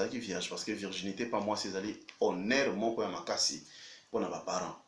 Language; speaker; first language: French; non-native, local second language; Lingala